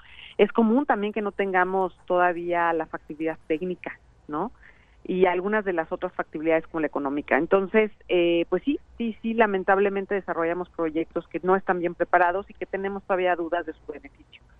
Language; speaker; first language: Spanish; native; Spanish